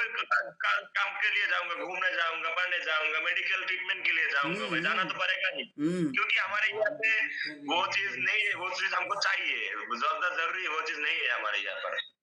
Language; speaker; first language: Hindi; non-native, learner; Bangla